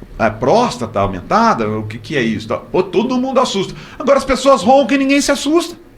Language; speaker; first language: Portuguese; native; Portuguese